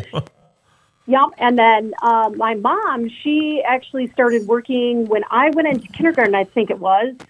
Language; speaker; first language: English; native; English